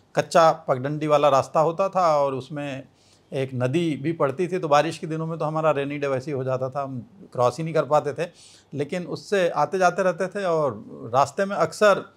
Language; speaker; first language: Hindi; native; Hindi